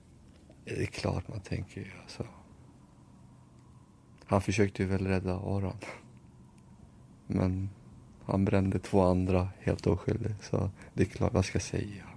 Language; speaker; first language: Swedish; early bilingual, other home language; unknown